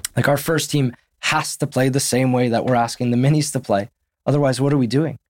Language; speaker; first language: English; native; English